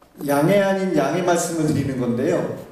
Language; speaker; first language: Korean; native; Korean